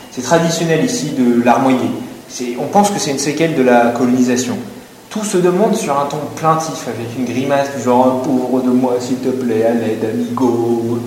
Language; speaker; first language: French; native; French